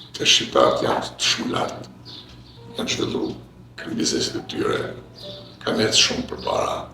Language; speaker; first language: Albanian; native; Albanian